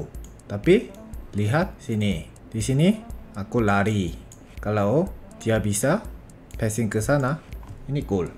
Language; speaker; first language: Indonesian; non-native, fluent; Korean